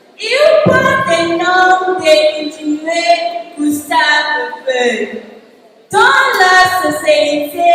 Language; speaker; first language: French; non-native, learner; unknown